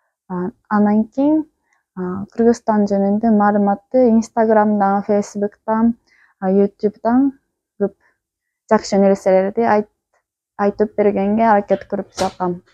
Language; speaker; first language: Kyrgyz; non-native, fluent; Japanese